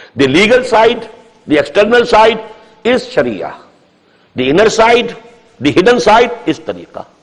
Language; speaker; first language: English; non-native, local second language; Urdu